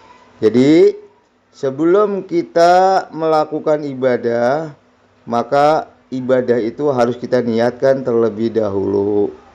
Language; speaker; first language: Indonesian; native; Indonesian